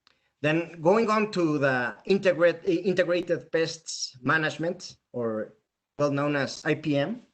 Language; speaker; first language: English; non-native, fluent; Spanish